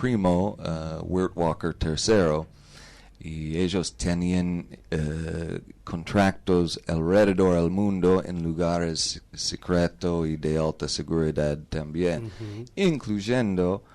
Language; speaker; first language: Spanish; non-native, learner; English